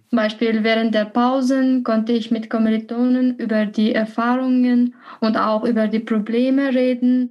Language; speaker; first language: German; non-native, fluent; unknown